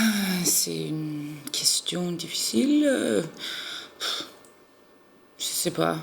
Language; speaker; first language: French; non-native, learner; Danish